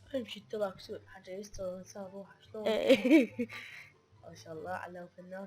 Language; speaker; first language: Arabic; native; Arabic